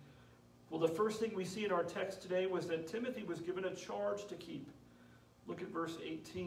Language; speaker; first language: English; native; English